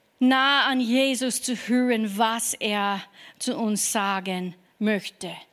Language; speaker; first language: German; non-native, fluent; English